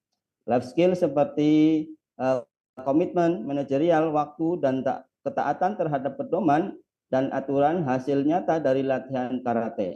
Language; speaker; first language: Indonesian; native; Indonesian